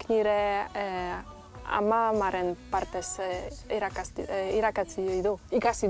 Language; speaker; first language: Basque; non-native, fluent; Polish